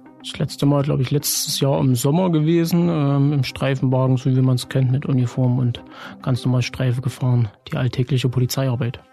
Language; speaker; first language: German; native; German